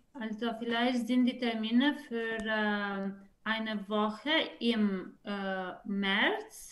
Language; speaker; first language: German; non-native, learner; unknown